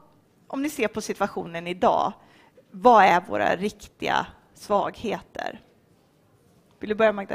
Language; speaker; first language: Swedish; native; Swedish